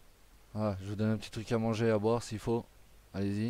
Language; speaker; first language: French; native; French